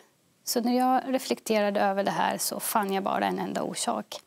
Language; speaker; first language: Swedish; early bilingual, other home language; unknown